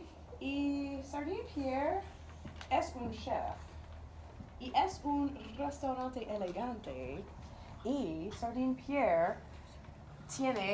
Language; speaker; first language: Spanish; non-native, learner; English